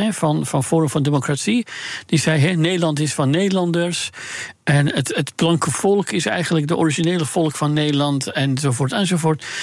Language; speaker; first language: Dutch; non-native, fluent; Persian